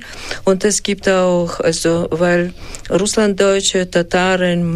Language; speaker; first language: German; non-native, fluent; Russian